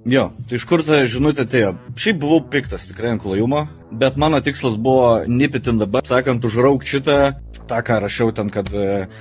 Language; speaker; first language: Lithuanian; native; Lithuanian